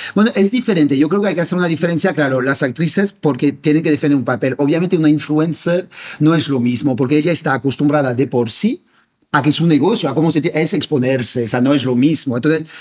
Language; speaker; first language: Spanish; non-native, fluent; French